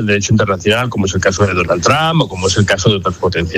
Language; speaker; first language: Spanish; native; Spanish